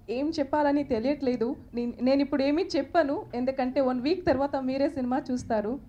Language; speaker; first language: Telugu; non-native, learner; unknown